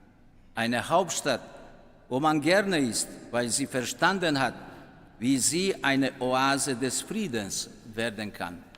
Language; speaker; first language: German; non-native, fluent; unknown